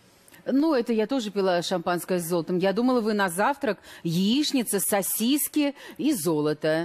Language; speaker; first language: Russian; native; Russian